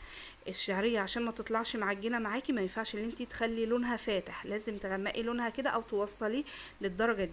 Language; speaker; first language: Arabic; native; Arabic